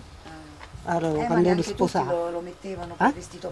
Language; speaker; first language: Italian; native; Italian